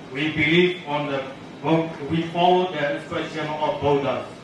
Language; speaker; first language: English; non-native, learner; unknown